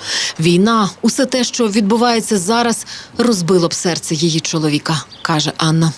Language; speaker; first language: Ukrainian; native; Ukrainian